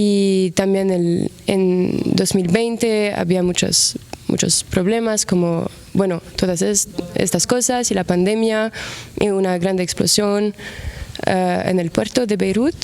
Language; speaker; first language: Spanish; non-native, fluent; Arabic